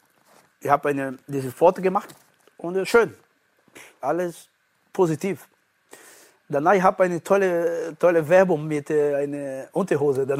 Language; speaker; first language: German; non-native, learner; Portuguese